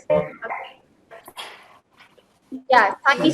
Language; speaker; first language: English; non-native, learner; Indonesian